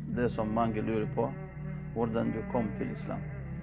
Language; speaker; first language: Norwegian; non-native, fluent; Chechen